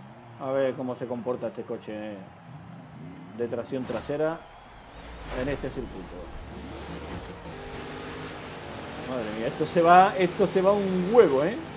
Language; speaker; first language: Spanish; native; Spanish